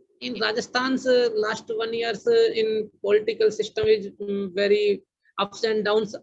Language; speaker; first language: English; non-native, learner; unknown